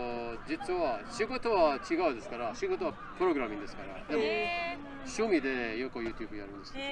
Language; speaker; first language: Japanese; non-native, learner; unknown